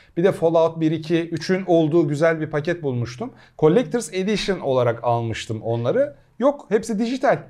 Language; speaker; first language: Turkish; native; Turkish